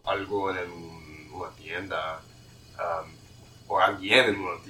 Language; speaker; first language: Spanish; non-native, learner; English